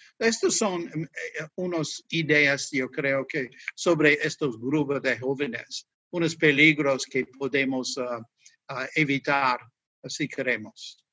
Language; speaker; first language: Spanish; non-native, fluent; English